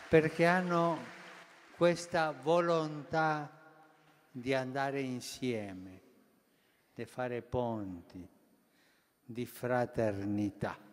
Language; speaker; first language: Italian; non-native, fluent; Spanish